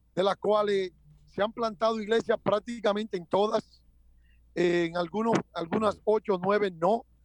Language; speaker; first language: Spanish; native; Spanish